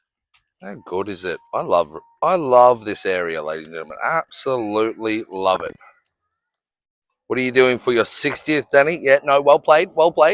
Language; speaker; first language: English; native; English